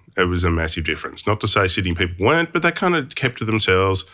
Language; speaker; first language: English; native; English